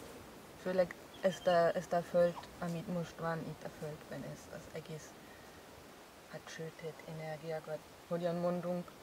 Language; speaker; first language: Hungarian; non-native, learner; German